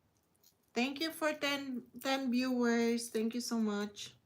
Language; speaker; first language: English; non-native, learner; Filipino